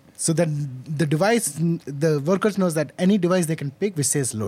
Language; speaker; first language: English; non-native, local second language; Hindi